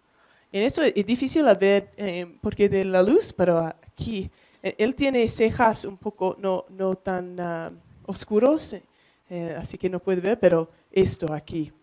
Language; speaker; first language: Spanish; non-native, learner; English